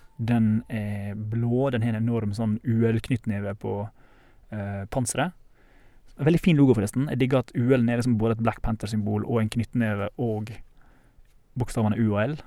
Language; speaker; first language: Norwegian; native; Norwegian